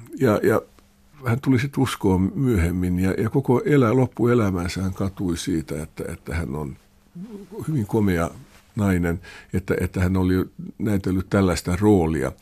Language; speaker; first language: Finnish; non-native, local second language; Swedish